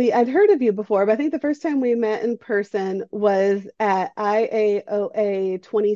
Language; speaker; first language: English; native; English